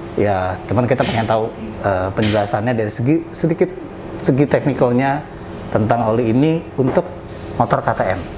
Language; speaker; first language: Indonesian; native; Indonesian